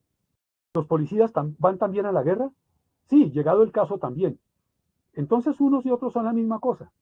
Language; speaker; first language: Spanish; native; Spanish